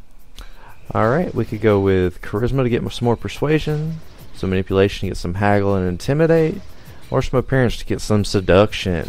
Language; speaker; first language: English; native; English